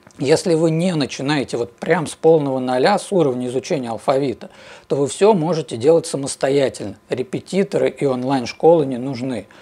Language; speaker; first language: Russian; native; Russian